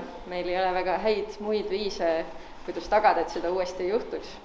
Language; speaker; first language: Estonian; native; Estonian